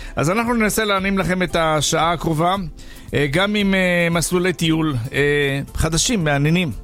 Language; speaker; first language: Hebrew; native; Hebrew